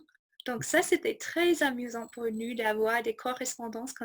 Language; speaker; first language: French; non-native, fluent; English